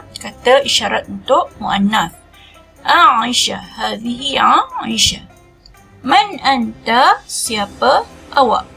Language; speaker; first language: Malay; native; Malay